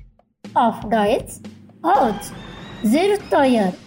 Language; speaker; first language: German; non-native, fluent; Indonesian